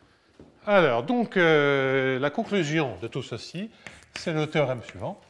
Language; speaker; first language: French; native; French